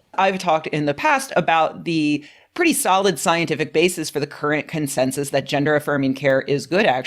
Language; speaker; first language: English; native; English